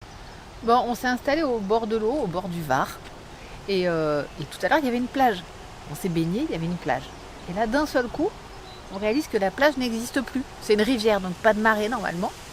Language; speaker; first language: French; native; French